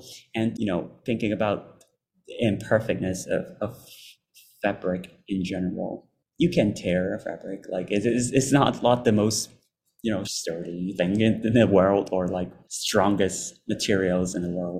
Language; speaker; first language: English; non-native, local second language; Cantonese